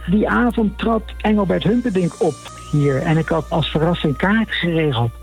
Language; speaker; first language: Dutch; native; Dutch